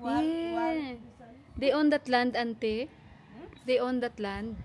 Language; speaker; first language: English; non-native, local second language; Filipino